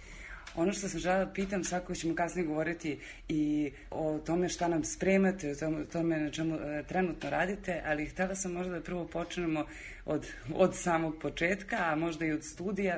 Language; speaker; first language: Serbian; native; Serbian